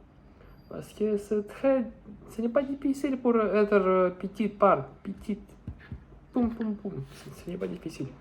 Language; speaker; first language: French; non-native, learner; Russian